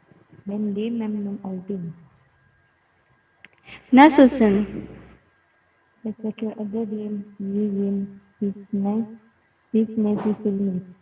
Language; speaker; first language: Turkish; non-native, learner; Indonesian